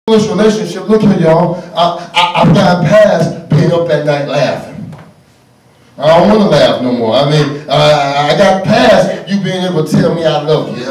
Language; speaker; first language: English; native; English